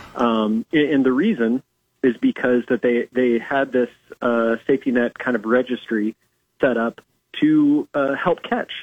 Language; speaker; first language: English; native; English